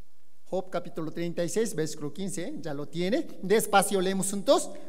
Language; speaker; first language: Spanish; non-native, learner; Korean